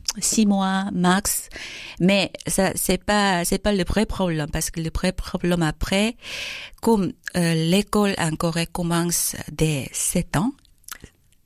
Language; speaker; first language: French; non-native, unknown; Korean